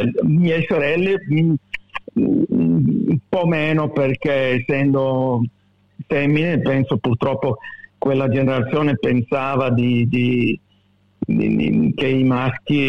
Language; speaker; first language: Italian; early bilingual, heritage; Italian